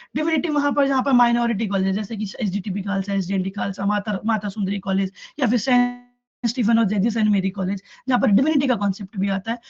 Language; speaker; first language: Hindi; native; Hindi